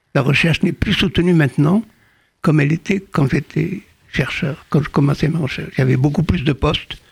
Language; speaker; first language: French; native; French